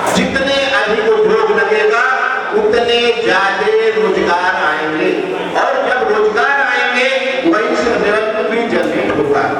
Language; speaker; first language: Hindi; native; Hindi